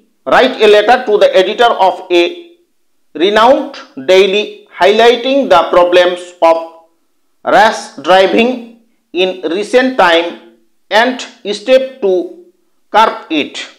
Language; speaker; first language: English; non-native, local second language; Bangla